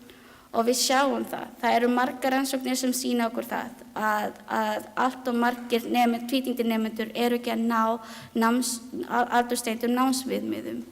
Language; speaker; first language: Icelandic; non-native, learner; Filipino